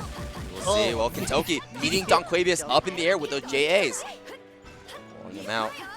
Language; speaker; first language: English; native; English